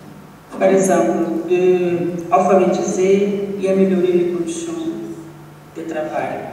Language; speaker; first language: French; non-native, learner; Portuguese